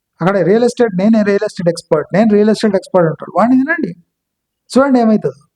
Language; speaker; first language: Telugu; non-native, local second language; Kannada